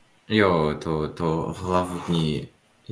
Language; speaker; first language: Czech; non-native, learner; Russian